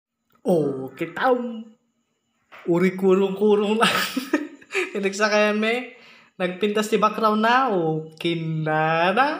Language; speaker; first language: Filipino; non-native, local second language; Iloko